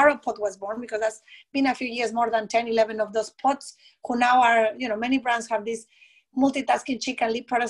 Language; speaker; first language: English; non-native, fluent; Spanish